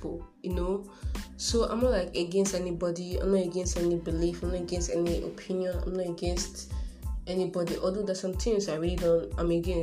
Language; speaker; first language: English; non-native, local second language; Igbo